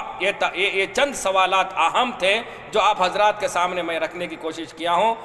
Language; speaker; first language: Urdu; native; Urdu